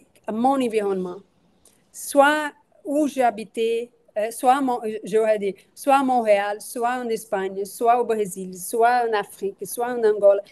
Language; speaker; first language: French; non-native, fluent; Portuguese